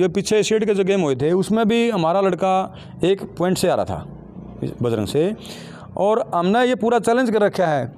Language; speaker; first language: Hindi; native; Hindi